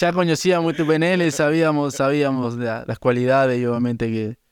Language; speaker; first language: Portuguese; non-native, learner; Spanish